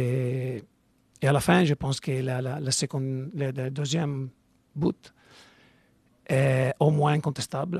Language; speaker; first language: French; non-native, learner; Italian